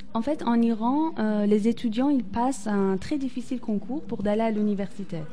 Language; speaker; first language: French; non-native, fluent; Persian